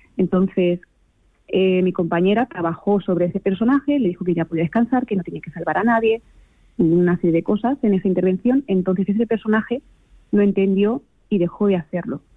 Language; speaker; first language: Spanish; native; Spanish